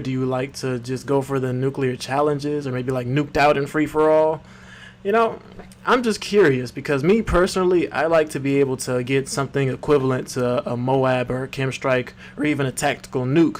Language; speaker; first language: English; native; English